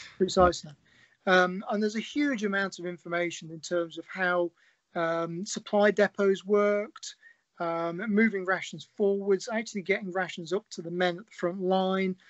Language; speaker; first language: English; native; English